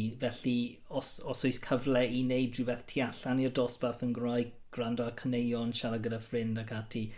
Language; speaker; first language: Welsh; non-native, local second language; English